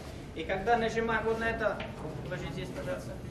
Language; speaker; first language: Russian; non-native, learner; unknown